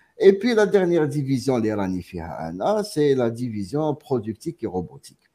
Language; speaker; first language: French; non-native, local second language; Arabic